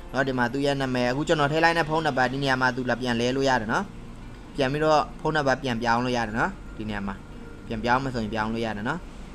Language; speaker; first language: Burmese; non-native, local second language; Shan